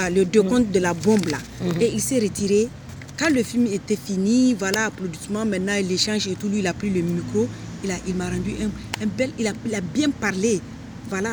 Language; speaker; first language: French; non-native, local second language; Hausa